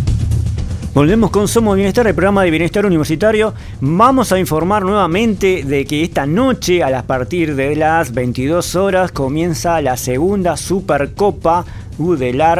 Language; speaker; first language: Spanish; native; Spanish